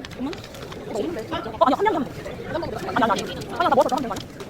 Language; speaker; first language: Korean; native; Korean